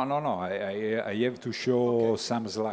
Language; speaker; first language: English; non-native, learner; Italian